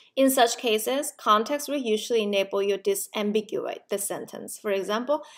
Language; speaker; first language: English; non-native, fluent; Korean